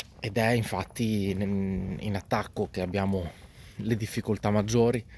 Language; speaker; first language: Italian; native; Italian